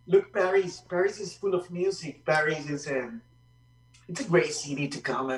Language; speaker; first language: English; non-native, fluent; Spanish